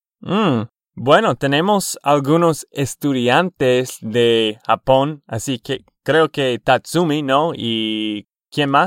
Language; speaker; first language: Spanish; non-native, learner; English